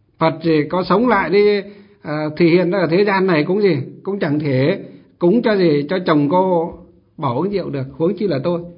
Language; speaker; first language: Vietnamese; native; Vietnamese